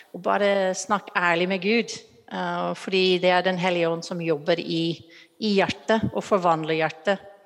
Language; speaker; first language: Norwegian; non-native, fluent; English